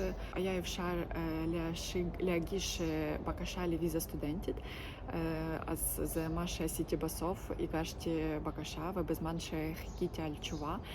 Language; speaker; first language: Hebrew; non-native, learner; Ukrainian